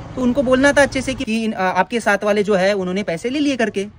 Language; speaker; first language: Hindi; non-native, local second language; Marathi